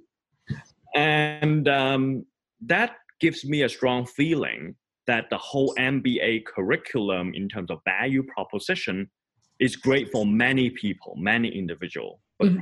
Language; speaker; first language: English; non-native, local second language; Cantonese